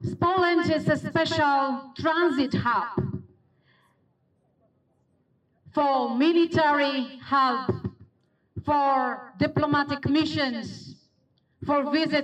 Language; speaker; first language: English; non-native, fluent; Polish